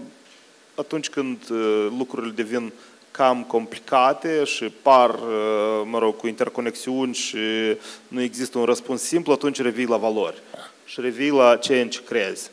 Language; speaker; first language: Romanian; native; Romanian